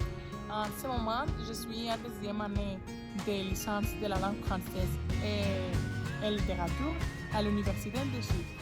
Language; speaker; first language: French; non-native, learner; Greek